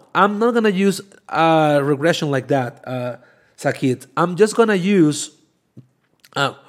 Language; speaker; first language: English; non-native, fluent; Spanish